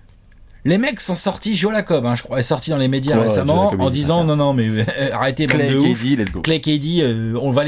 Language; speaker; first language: French; native; French